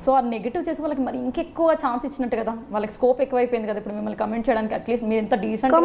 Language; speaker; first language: Telugu; native; Telugu